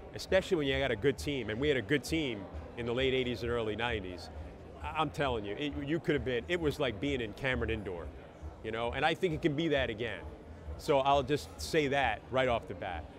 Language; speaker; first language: English; native; English